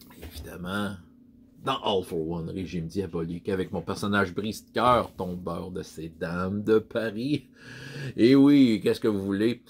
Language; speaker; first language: French; native; French